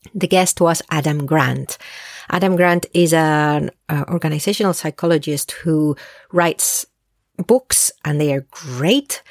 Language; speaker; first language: English; early bilingual, other home language; Spanish